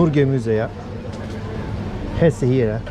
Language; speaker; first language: German; non-native, fluent; Turkish